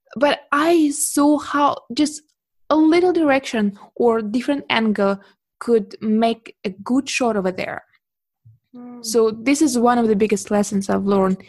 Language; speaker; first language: English; non-native, fluent; Russian